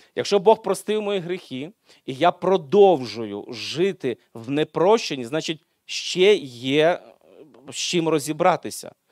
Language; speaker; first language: Ukrainian; non-native, local second language; Russian